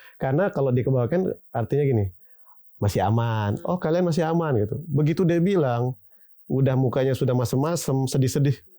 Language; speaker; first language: Indonesian; native; Indonesian